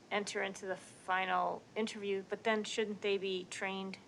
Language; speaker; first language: English; native; English